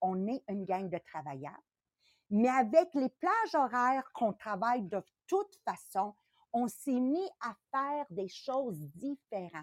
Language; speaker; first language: French; native; French